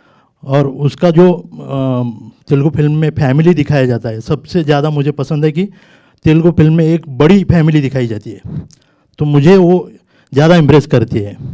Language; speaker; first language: Hindi; non-native, local second language; Telugu